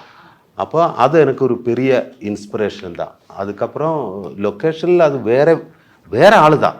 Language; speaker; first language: Tamil; non-native, learner; Malayalam